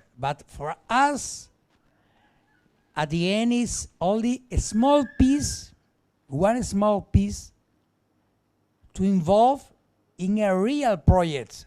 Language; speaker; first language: English; non-native, learner; Spanish